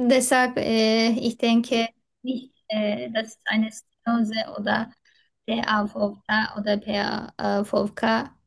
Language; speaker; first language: German; non-native, learner; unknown